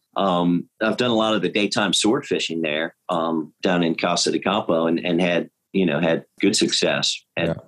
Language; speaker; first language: English; native; English